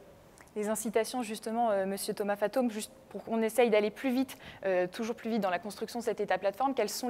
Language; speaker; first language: French; native; French